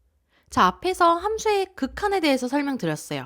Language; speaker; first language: Korean; native; Korean